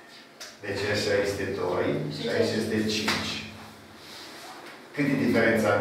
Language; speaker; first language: Romanian; native; Romanian